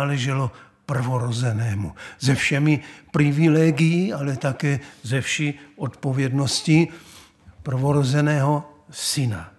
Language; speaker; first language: Czech; native; Czech